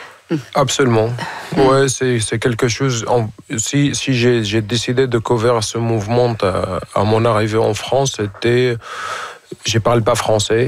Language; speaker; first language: French; non-native, fluent; Arabic